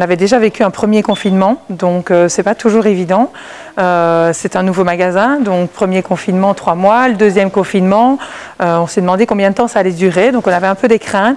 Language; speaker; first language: French; native; French